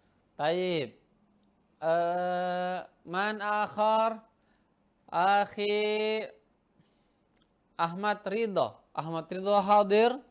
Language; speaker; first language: Arabic; non-native, fluent; Indonesian